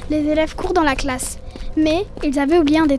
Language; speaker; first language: French; native; French